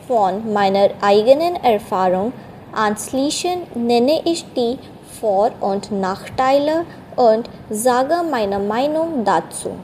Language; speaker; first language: German; non-native, learner; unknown